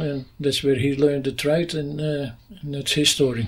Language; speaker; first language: English; non-native, fluent; Dutch